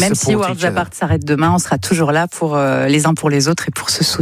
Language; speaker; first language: French; native; French